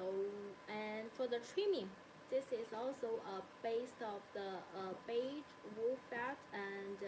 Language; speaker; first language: English; non-native, learner; Chinese